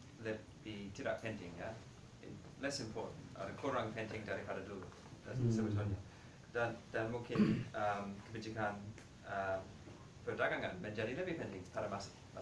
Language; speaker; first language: Indonesian; non-native, fluent; English